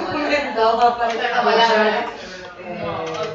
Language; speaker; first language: Korean; non-native, learner; Spanish